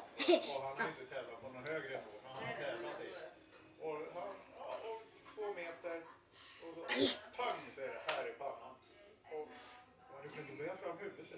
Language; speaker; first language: Swedish; native; Swedish